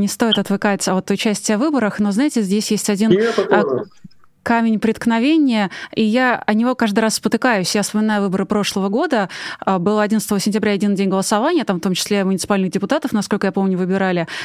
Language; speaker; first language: Russian; native; Russian